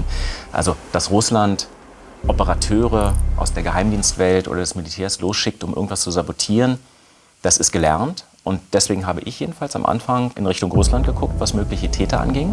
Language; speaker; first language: German; native; German